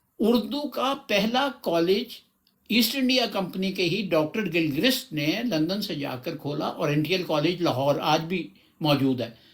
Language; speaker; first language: Urdu; non-native, local second language; Punjabi